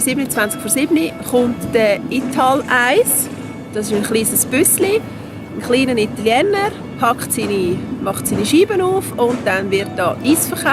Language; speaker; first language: German; native; German